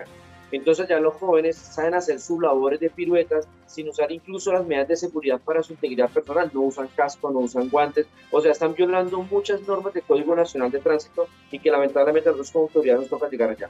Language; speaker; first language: Spanish; native; Spanish